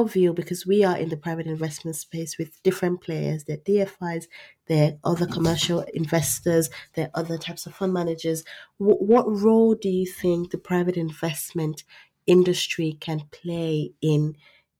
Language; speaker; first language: English; non-native, local second language; Yoruba